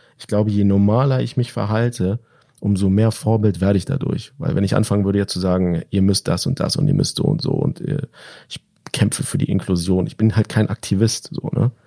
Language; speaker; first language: German; early bilingual, other home language; Turkish